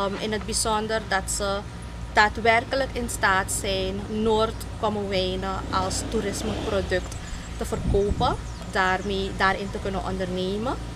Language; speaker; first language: Dutch; native; Dutch